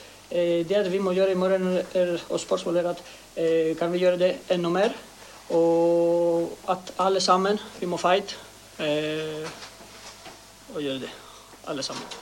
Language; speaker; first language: Norwegian; non-native, learner; Greek